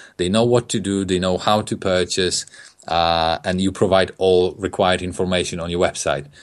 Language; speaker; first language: English; non-native, fluent; Polish